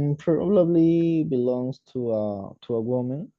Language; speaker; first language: English; non-native, learner; Spanish